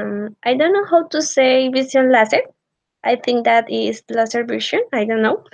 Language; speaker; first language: English; non-native, learner; Spanish